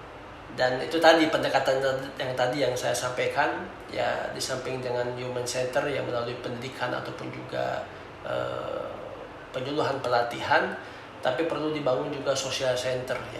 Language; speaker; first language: Indonesian; native; Indonesian